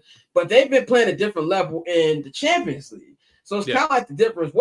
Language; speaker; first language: English; native; English